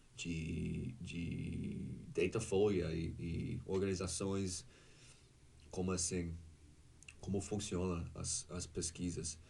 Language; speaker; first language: Portuguese; non-native, learner; English